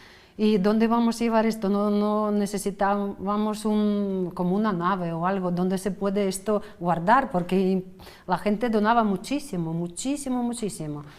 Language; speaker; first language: Spanish; non-native, fluent; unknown